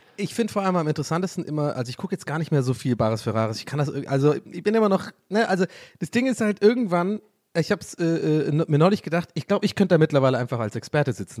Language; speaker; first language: German; native; German